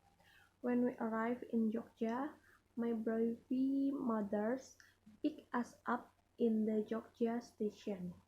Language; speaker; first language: English; non-native, learner; Indonesian